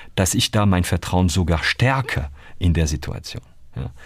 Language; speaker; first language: German; non-native, fluent; French